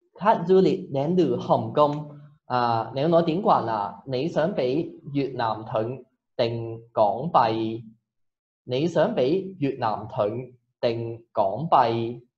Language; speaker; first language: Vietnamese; non-native, fluent; Cantonese